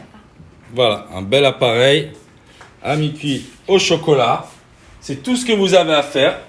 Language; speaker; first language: French; native; French